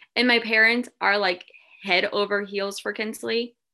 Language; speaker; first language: English; early bilingual, other home language; Spanish